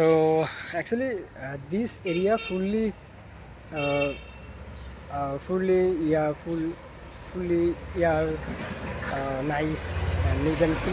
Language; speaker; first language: English; non-native, learner; Bangla